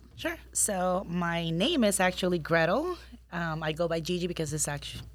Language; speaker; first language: English; non-native, fluent; Spanish